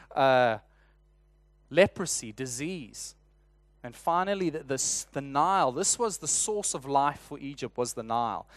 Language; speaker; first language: English; native; English